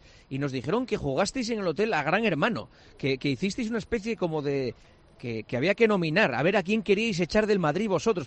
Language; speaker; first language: Spanish; native; Spanish